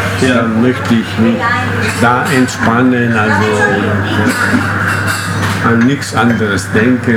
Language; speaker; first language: German; non-native, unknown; Italian